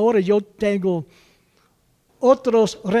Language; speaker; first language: Spanish; non-native, learner; English